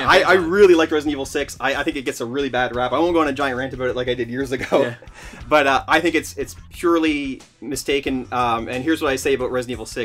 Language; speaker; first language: English; native; English